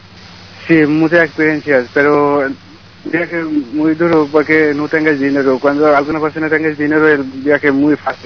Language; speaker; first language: Spanish; non-native, learner; Bangla